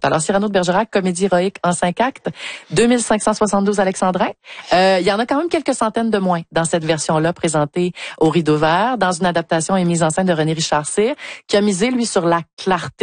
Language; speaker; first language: French; native; French